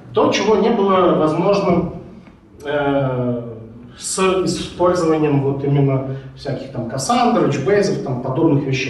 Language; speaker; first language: Russian; native; Russian